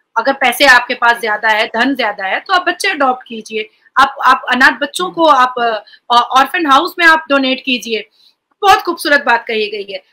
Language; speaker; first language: Hindi; native; Hindi